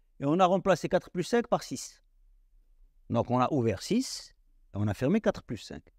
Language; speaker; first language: French; non-native, local second language; Arabic